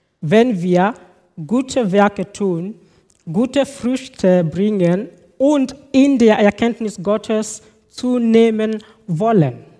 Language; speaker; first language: German; non-native, fluent; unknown